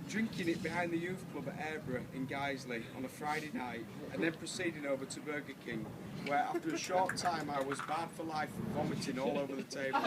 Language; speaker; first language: English; native; English